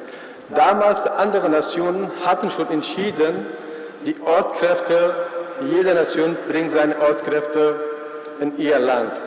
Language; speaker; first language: German; non-native, fluent; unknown